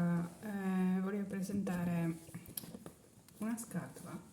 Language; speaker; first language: Italian; non-native, learner; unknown